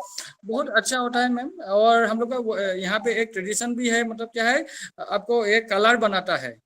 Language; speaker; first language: Hindi; non-native, local second language; Assamese